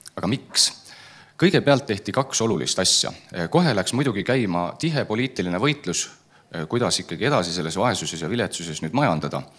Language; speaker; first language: Estonian; native; Estonian